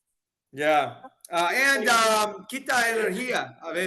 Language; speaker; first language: Spanish; non-native, fluent; English